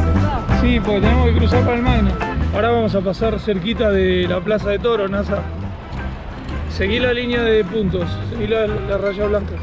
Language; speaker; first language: Spanish; native; Spanish